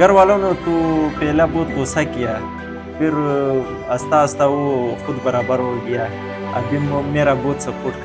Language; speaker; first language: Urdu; non-native, local second language; Pashto